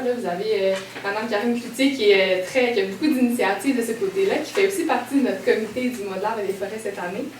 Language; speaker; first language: French; native; French